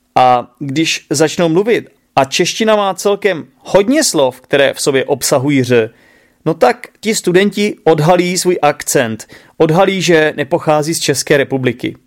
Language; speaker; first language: Czech; native; Czech